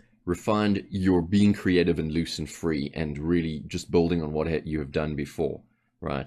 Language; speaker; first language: English; native; English